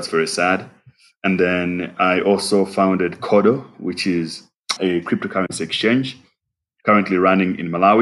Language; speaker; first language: English; non-native, local second language; Nyanja